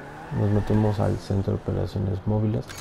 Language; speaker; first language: Spanish; native; Spanish